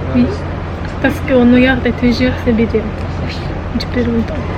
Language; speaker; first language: French; non-native, learner; Japanese